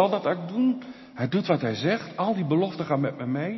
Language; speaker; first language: Dutch; native; Dutch